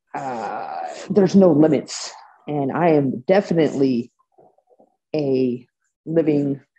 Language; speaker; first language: English; native; English